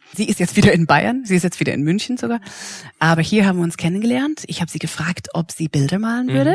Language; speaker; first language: German; non-native, fluent; English